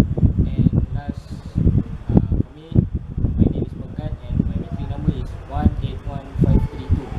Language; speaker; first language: English; non-native, learner; Malay